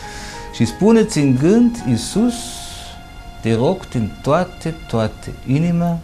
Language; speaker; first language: Romanian; non-native, fluent; German